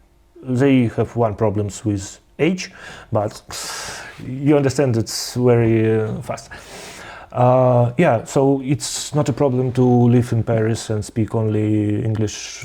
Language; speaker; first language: English; non-native, learner; Russian